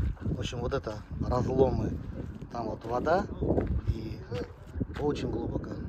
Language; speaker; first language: Russian; native; Russian